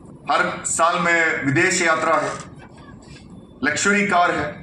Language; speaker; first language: Hindi; non-native, local second language; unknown